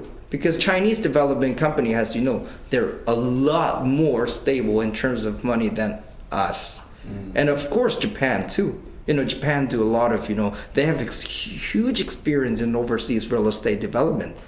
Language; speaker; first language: English; non-native, fluent; Korean